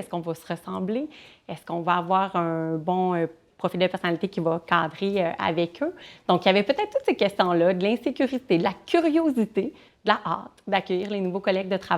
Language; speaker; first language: French; native; French